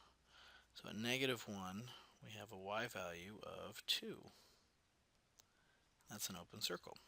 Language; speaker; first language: English; native; English